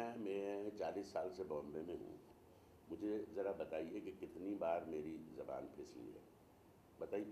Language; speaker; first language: Hindi; native; Hindi